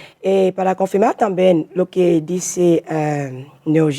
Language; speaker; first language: Portuguese; non-native, learner; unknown